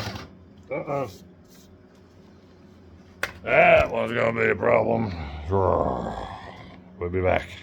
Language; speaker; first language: English; native; English